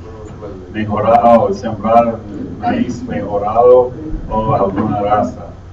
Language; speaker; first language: Spanish; non-native, fluent; English